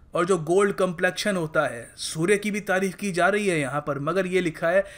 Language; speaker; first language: Hindi; native; Hindi